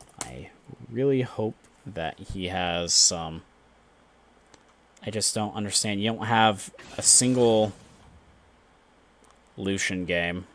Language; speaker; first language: English; native; English